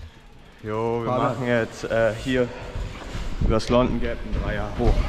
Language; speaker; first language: German; native; German